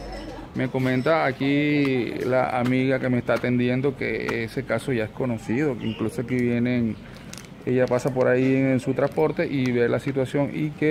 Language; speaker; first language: Spanish; native; Spanish